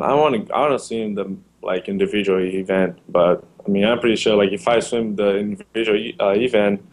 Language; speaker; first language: English; non-native, learner; Portuguese